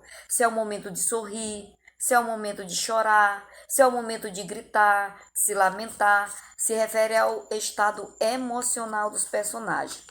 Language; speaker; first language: Portuguese; native; Portuguese